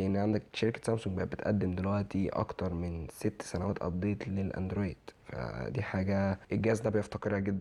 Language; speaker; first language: Arabic; native; Arabic